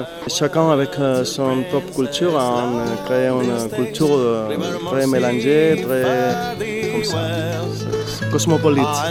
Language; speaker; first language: French; non-native, learner; Spanish